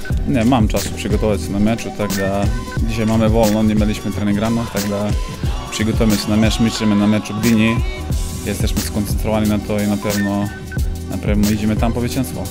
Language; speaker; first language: Polish; non-native, learner; Serbian